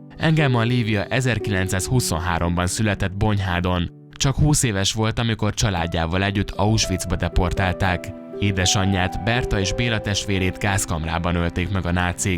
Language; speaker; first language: Hungarian; native; Hungarian